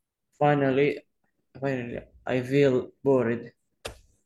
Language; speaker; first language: English; non-native, learner; Arabic